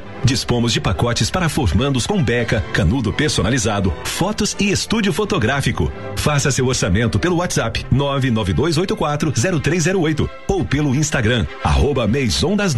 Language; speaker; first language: Portuguese; native; Portuguese